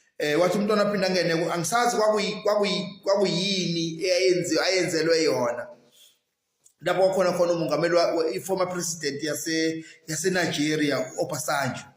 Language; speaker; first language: Zulu; native; Zulu